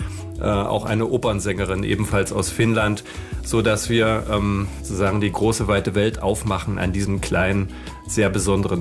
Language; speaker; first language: German; native; German